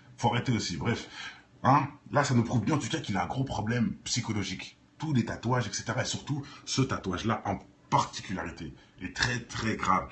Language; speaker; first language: French; native; French